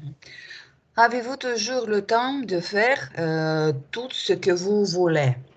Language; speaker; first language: French; non-native, learner; Russian